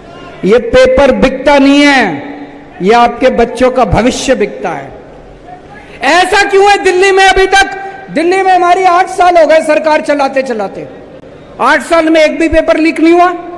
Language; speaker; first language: Hindi; native; Hindi